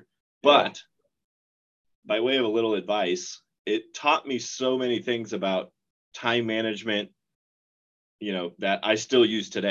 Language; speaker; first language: English; native; English